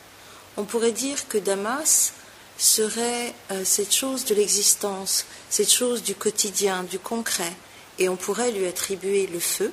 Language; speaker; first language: French; native; French